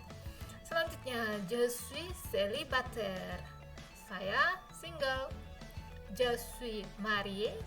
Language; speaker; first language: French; non-native, fluent; Indonesian